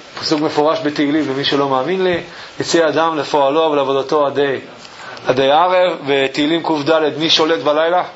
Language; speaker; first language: Hebrew; early bilingual, other home language; English